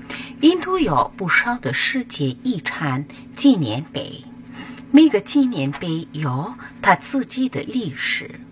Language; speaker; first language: Chinese; non-native, learner; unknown